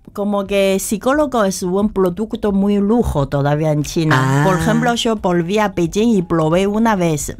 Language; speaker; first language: Spanish; non-native, fluent; Chinese